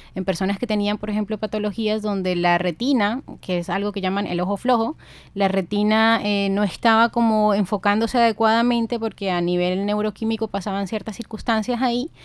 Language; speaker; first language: Spanish; native; Spanish